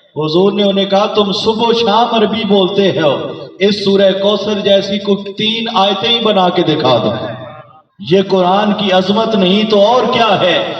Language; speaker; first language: Urdu; non-native, local second language; Punjabi